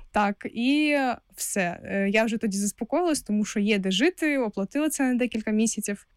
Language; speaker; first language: Ukrainian; non-native, local second language; Russian